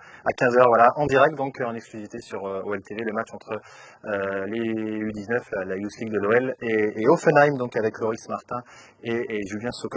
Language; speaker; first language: French; native; French